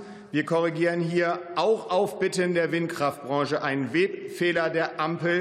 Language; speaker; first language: German; native; German